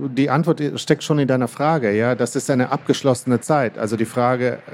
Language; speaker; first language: German; early bilingual, other home language; Russian